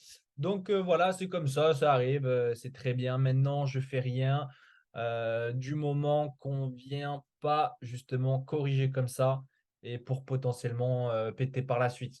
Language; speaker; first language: French; native; French